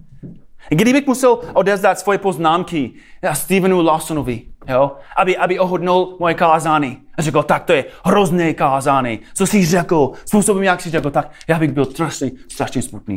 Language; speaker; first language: Czech; non-native, fluent; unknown